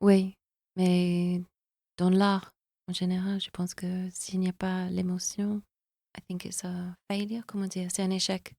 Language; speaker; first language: French; non-native, fluent; English